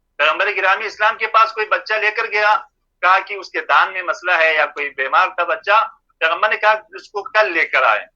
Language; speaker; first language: Urdu; non-native, local second language; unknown